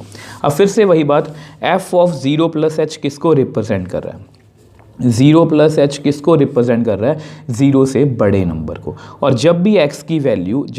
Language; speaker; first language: Hindi; native; Hindi